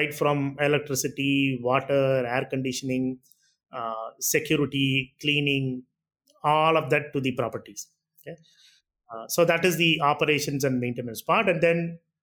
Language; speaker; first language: English; non-native, local second language; Tamil